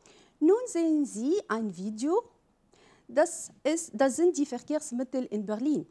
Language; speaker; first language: German; non-native, fluent; Arabic